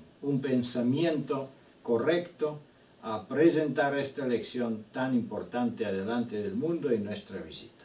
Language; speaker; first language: Spanish; non-native, fluent; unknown